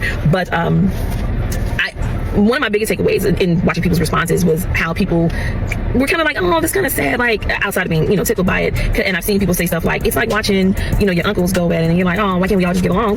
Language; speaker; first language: English; native; English